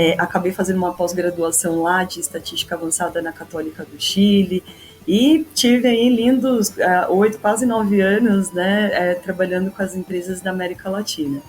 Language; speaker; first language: Portuguese; native; Portuguese